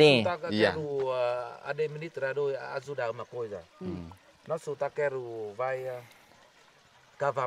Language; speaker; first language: Portuguese; non-native, learner; Vietnamese